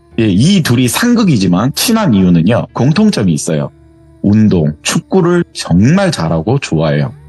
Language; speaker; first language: Korean; native; Korean